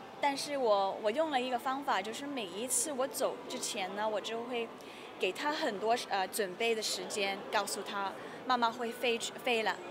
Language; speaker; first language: Chinese; early bilingual, heritage; Cantonese